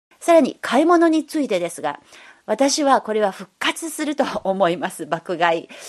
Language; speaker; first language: Japanese; non-native, fluent; Chinese